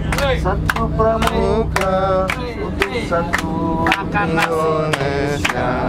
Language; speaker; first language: Indonesian; native; Indonesian